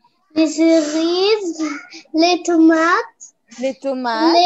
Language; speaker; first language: French; non-native, learner; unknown